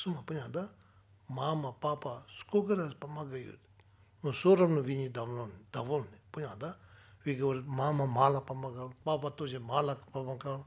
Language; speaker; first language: Russian; non-native, learner; Tibetan